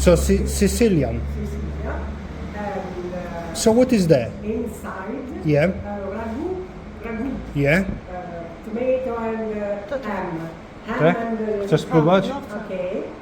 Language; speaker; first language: English; non-native, learner; Polish